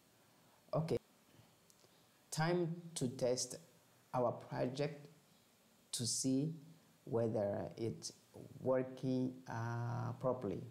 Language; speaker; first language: English; non-native, fluent; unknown